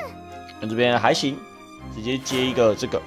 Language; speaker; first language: Chinese; native; Chinese